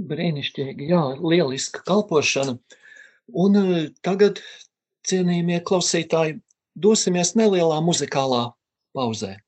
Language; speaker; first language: Latvian; native; Latvian